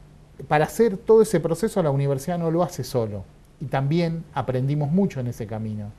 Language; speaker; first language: Spanish; native; Spanish